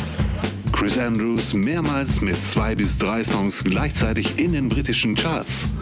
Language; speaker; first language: German; native; German